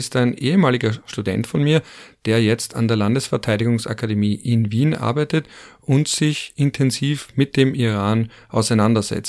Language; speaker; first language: German; native; German